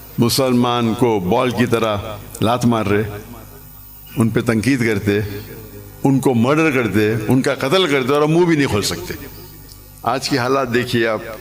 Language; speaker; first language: Urdu; non-native, local second language; Konkani